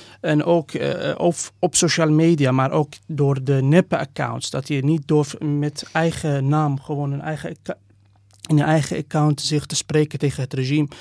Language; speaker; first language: Dutch; non-native, fluent; Persian